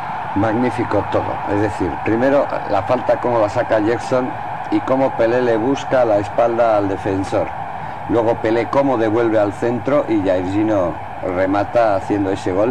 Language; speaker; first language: Spanish; native; Spanish